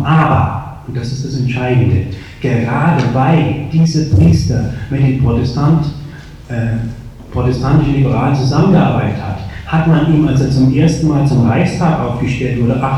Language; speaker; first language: German; native; German